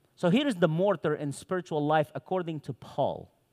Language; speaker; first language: English; non-native, fluent; Arabic